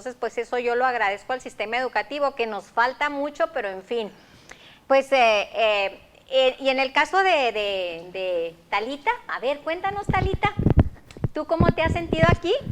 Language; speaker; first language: Spanish; native; Spanish